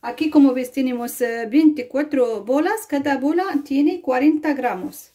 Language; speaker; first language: Spanish; non-native, fluent; Arabic